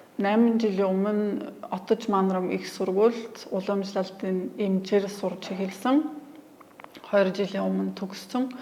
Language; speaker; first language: Mongolian; non-native, fluent; Polish